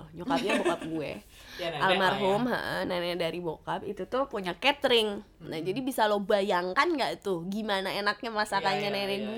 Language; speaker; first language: Indonesian; native; Indonesian